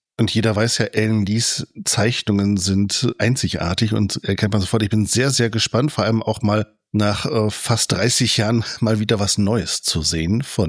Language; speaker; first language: German; native; German